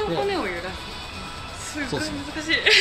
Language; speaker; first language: Japanese; native; Japanese